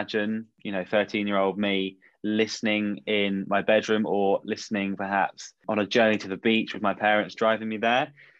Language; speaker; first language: English; native; English